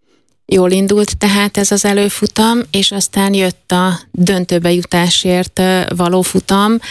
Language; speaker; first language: Hungarian; native; Hungarian